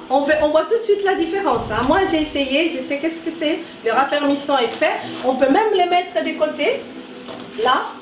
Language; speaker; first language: French; non-native, local second language; Lingala